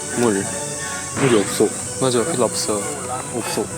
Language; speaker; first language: Korean; non-native, learner; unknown